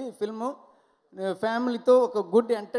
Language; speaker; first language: Telugu; non-native, learner; Tamil